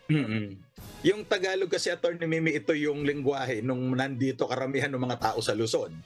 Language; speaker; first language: Filipino; non-native, local second language; Bikol